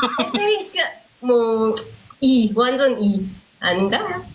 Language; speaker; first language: Korean; non-native, learner; Filipino